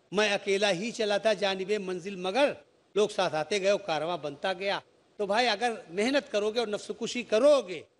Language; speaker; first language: Urdu; native; Urdu